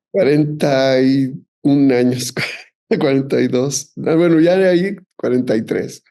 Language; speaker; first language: Spanish; native; Spanish